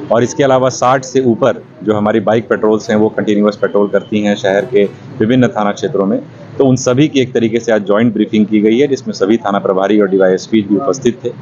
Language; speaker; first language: Hindi; native; Hindi